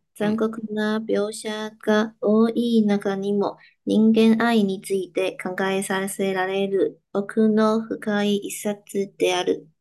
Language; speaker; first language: Japanese; non-native, learner; Chinese